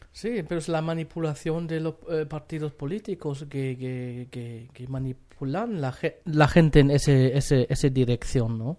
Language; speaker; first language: Spanish; non-native, fluent; German